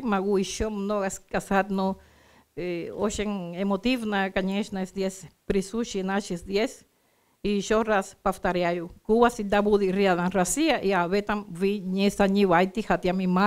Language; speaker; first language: Russian; non-native, learner; Spanish